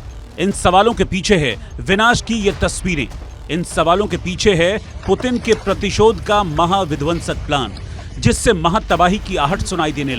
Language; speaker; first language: Hindi; native; Hindi